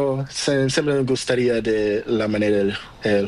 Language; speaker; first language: Spanish; non-native, learner; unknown